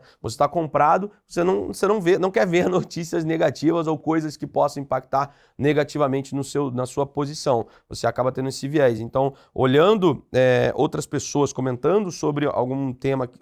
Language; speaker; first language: Portuguese; native; Portuguese